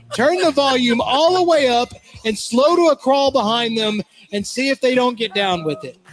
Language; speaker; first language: English; native; English